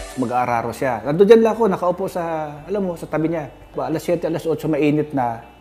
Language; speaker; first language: Filipino; non-native, local second language; Hiligaynon